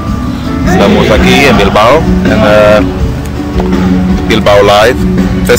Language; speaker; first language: Spanish; non-native, learner; Swedish